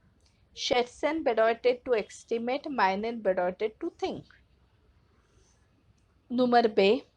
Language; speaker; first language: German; non-native, fluent; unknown